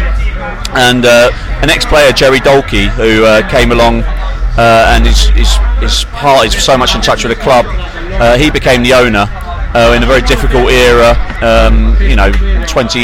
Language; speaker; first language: English; native; English